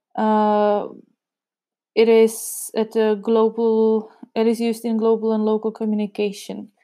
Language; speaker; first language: English; non-native, fluent; Czech